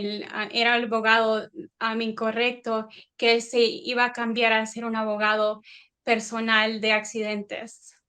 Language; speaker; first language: Spanish; early bilingual, heritage; Spanish